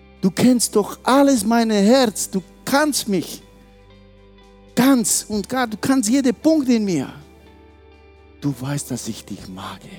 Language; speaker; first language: German; non-native, fluent; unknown